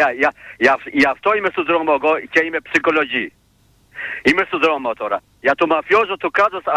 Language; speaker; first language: Greek; non-native, learner; Albanian